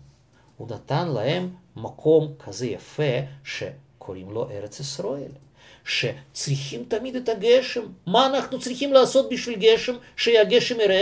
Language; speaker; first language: Hebrew; non-native, fluent; Russian